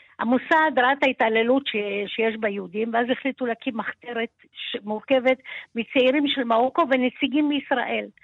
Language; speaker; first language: Hebrew; early bilingual, other home language; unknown